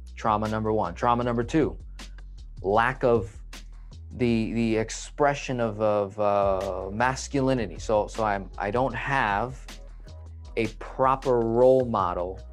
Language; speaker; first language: English; native; English